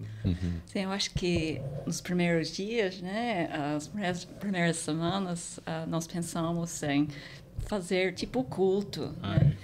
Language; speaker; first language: Portuguese; non-native, fluent; English